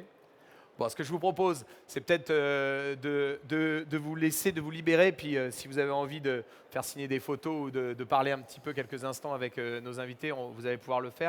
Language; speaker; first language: French; native; French